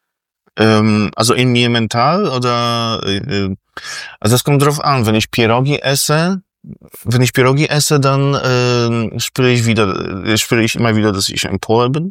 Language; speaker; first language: German; non-native, fluent; Polish